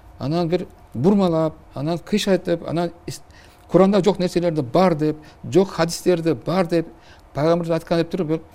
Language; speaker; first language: Kyrgyz; non-native, local second language; Uzbek